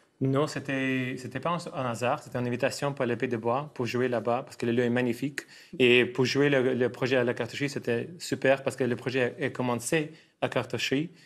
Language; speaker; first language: French; non-native, fluent; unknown